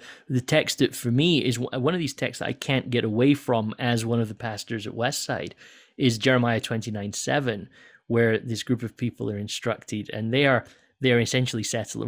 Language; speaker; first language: English; native; English